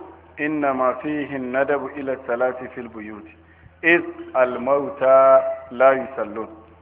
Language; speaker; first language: Arabic; non-native, fluent; Hausa